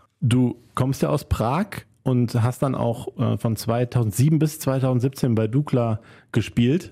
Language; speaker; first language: German; native; German